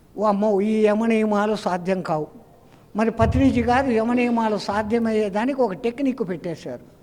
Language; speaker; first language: Telugu; non-native, fluent; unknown